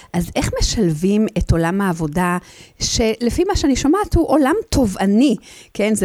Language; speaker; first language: Hebrew; native; Hebrew